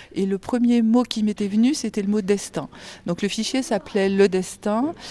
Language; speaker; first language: French; native; French